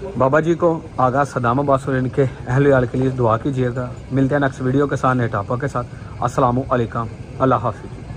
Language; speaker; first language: Urdu; non-native, local second language; Punjabi